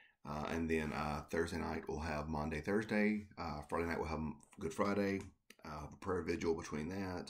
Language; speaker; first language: English; native; English